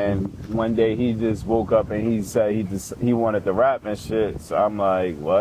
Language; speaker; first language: English; native; English